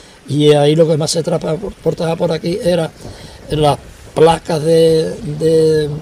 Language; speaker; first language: Spanish; native; Spanish